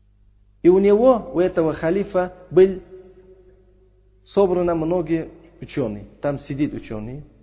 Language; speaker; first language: Russian; non-native, local second language; Uzbek